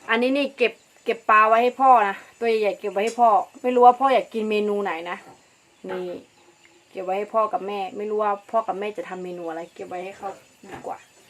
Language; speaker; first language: Thai; non-native, local second language; Karen languages